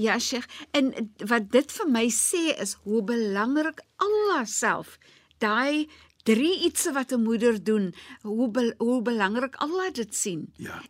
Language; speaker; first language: Afrikaans; native; Afrikaans